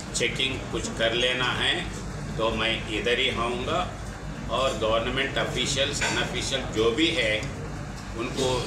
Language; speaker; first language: Hindi; non-native, local second language; Telugu